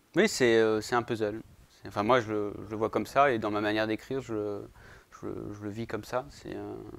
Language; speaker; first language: French; native; French